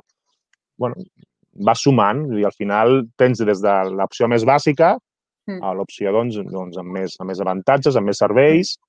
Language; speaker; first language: Catalan; native; Catalan